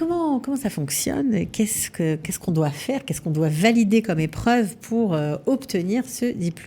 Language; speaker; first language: French; native; French